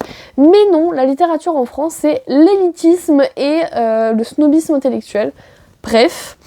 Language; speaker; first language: French; native; French